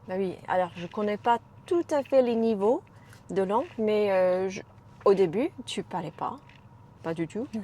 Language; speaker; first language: French; non-native, fluent; English